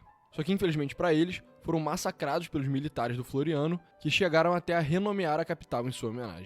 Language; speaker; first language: Portuguese; native; Portuguese